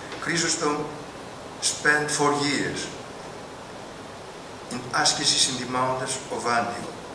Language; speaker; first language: English; non-native, fluent; Greek